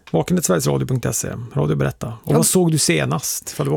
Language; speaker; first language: Swedish; native; Swedish